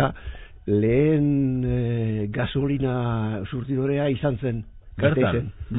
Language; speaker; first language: Basque; non-native, local second language; Spanish